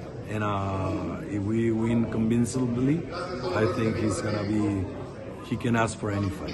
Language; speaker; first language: English; non-native, fluent; Spanish